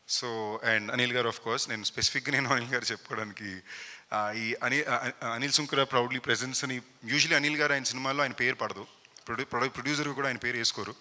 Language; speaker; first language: Telugu; native; Telugu